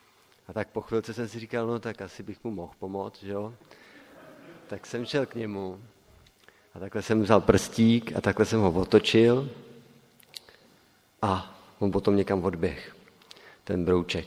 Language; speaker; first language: Czech; native; Czech